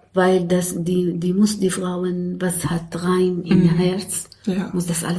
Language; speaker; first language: German; non-native, learner; Arabic